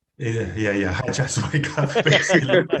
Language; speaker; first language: English; non-native, fluent; German